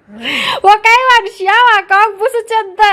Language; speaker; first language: Chinese; non-native, learner; Javanese